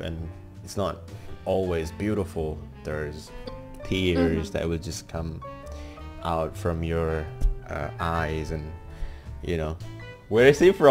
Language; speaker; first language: English; non-native, fluent; Indonesian